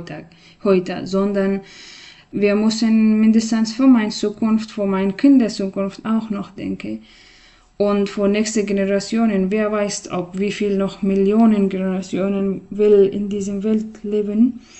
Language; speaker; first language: German; non-native, learner; Persian